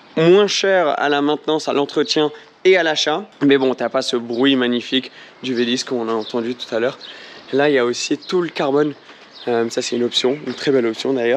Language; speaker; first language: French; native; French